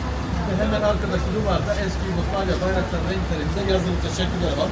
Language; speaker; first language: Turkish; native; Turkish